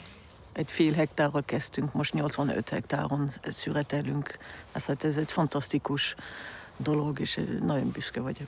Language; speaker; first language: Hungarian; early bilingual, heritage; Hungarian